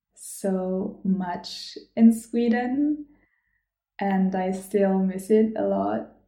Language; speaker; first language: English; non-native, fluent; German